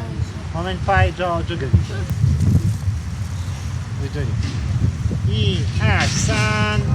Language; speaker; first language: Chinese; non-native, learner; Polish